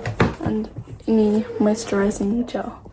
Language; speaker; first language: English; non-native, learner; Indonesian